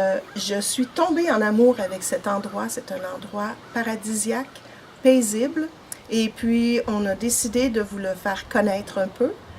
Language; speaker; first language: French; native; French